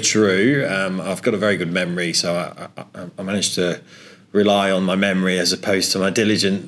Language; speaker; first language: English; native; English